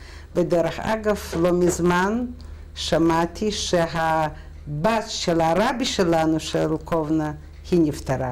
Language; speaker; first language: Hebrew; non-native, fluent; Russian